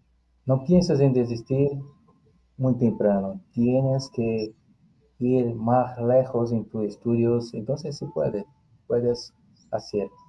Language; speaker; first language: Spanish; non-native, fluent; Portuguese